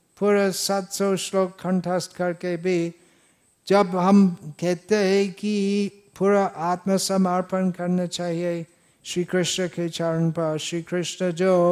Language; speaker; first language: Hindi; non-native, fluent; English